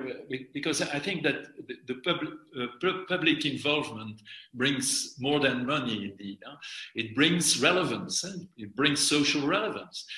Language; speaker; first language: English; non-native, fluent; French